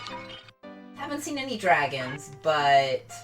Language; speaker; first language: English; native; English